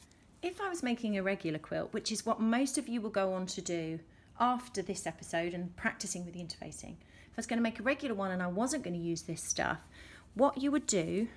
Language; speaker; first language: English; native; English